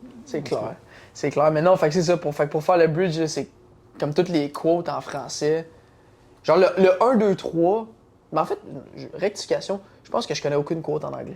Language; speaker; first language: French; native; French